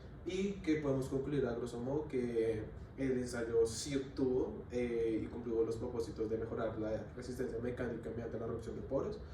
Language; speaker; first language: Spanish; native; Spanish